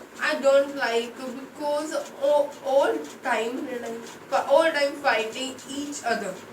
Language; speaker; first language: English; non-native, local second language; Hindi